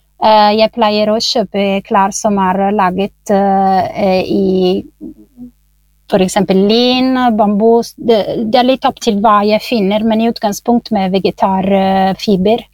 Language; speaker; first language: Norwegian; non-native, fluent; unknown